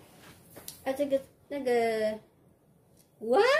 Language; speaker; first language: Chinese; non-native, learner; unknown